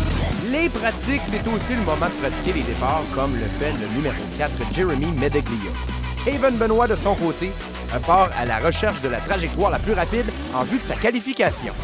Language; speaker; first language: French; native; French